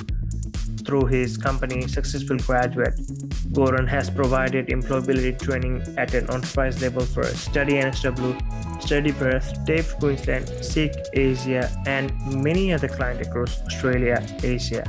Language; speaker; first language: English; non-native, fluent; Nepali